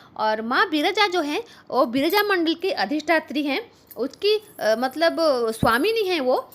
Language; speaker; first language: Hindi; non-native, local second language; Bangla